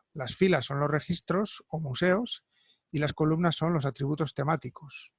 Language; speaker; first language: Spanish; native; Spanish